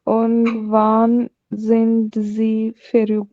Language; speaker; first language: German; non-native, learner; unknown